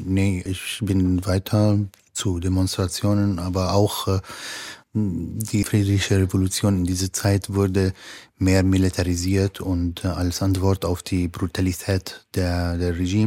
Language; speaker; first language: German; non-native, fluent; Arabic